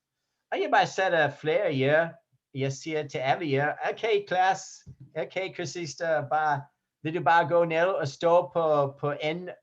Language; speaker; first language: Danish; non-native, fluent; English